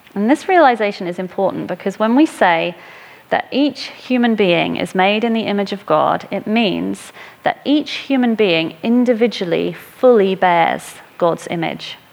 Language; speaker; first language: English; native; English